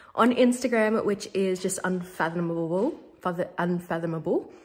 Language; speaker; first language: English; native; English